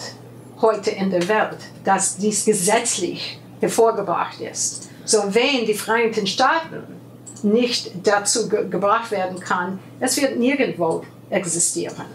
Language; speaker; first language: German; non-native, fluent; English